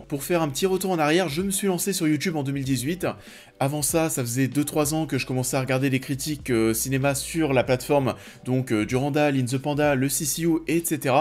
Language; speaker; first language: French; native; French